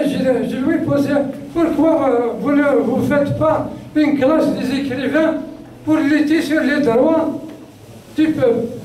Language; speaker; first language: French; non-native, local second language; Kabyle